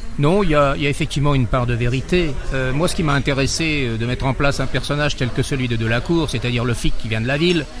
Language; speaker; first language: French; native; French